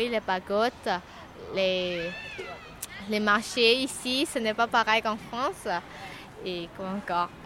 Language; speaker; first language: French; non-native, learner; Lao